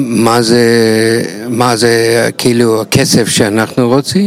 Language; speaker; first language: Hebrew; non-native, fluent; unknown